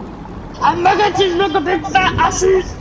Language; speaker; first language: English; native; English